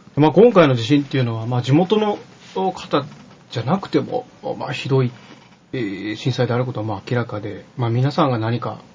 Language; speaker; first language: Japanese; native; Japanese